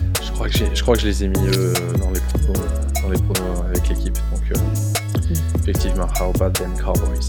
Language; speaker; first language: French; native; French